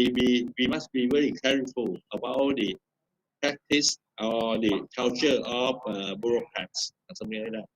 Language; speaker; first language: English; non-native, fluent; Thai